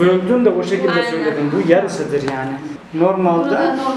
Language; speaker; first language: Turkish; native; Turkish